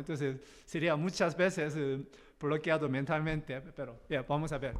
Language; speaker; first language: Spanish; non-native, learner; Korean